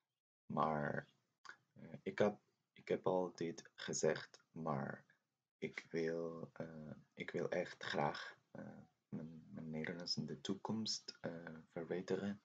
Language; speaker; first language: Dutch; non-native, learner; Spanish